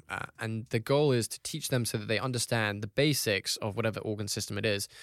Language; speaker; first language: English; native; English